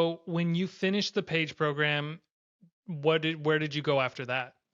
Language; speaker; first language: English; native; English